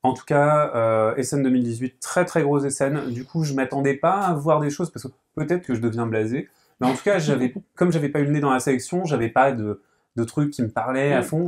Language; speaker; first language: French; native; French